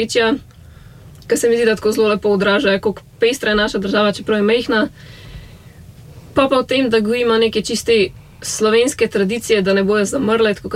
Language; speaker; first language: Slovenian; native; Slovenian